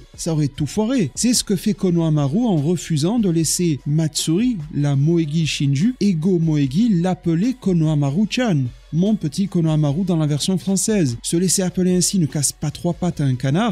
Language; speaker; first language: French; native; French